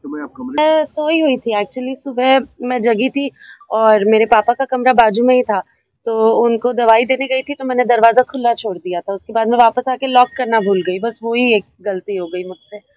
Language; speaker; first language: Hindi; native; Hindi